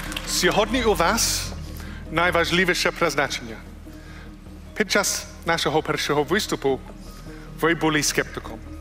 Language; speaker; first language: Ukrainian; non-native, learner; English